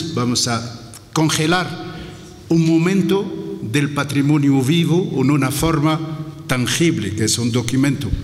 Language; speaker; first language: Spanish; non-native, fluent; Arabic